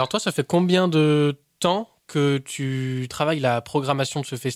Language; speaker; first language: French; native; French